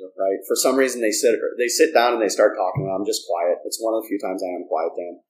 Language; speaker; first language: English; native; English